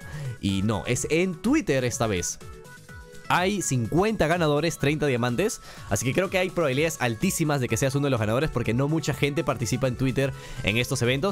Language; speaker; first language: Spanish; native; Spanish